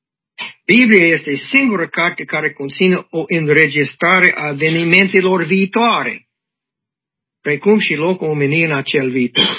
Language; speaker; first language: Romanian; non-native, learner; English